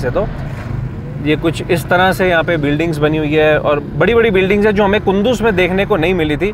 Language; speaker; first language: Hindi; native; Hindi